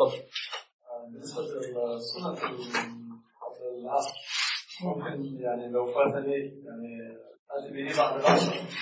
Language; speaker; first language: Arabic; non-native, learner; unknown